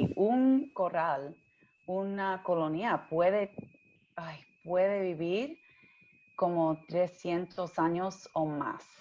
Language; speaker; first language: Spanish; early bilingual, heritage; English